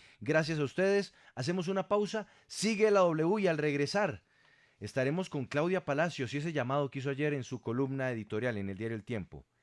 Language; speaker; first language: Spanish; native; Spanish